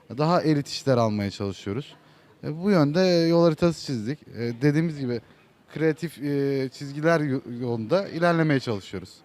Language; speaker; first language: Turkish; native; Turkish